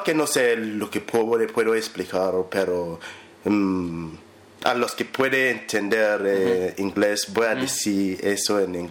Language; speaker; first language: Spanish; non-native, learner; English